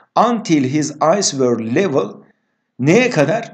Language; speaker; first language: English; non-native, fluent; Turkish